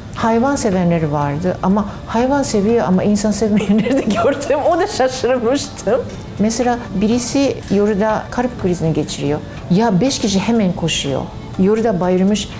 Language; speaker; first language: Turkish; non-native, learner; Japanese